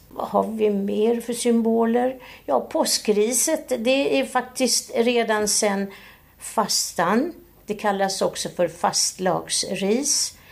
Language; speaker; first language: Swedish; native; Swedish